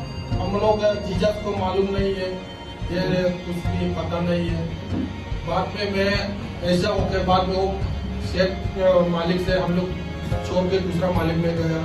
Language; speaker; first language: Hindi; non-native, local second language; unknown